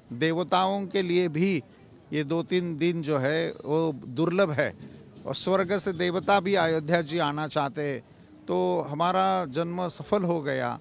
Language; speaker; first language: Hindi; non-native, local second language; Marathi